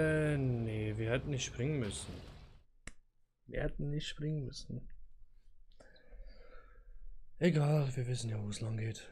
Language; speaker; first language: German; native; German